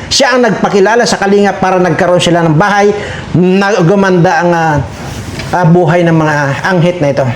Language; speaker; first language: Filipino; native; Filipino